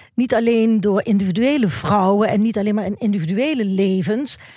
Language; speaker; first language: Dutch; native; Dutch